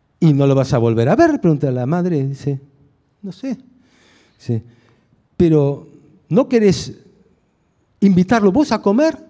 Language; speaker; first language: Spanish; early bilingual, other home language; Hungarian